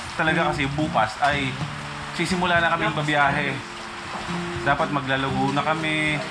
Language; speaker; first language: Filipino; native; Filipino